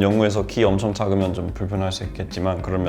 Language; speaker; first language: Korean; non-native, fluent; English